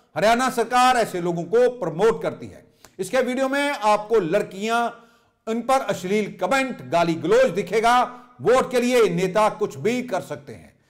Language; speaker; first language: Hindi; native; Hindi